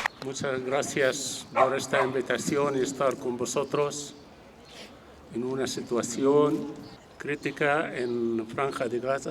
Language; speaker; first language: Spanish; non-native, fluent; Arabic